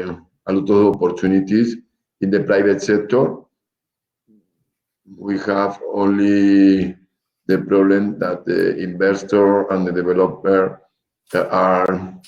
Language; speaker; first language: English; non-native, learner; Spanish